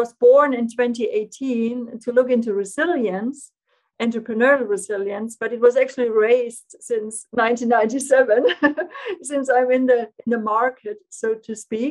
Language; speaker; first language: English; non-native, fluent; German